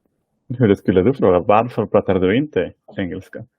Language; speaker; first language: Swedish; non-native, fluent; Spanish